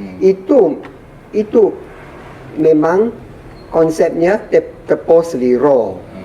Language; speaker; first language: Indonesian; non-native, fluent; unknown